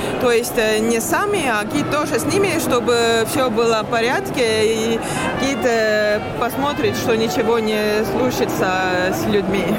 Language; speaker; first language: Russian; non-native, learner; Estonian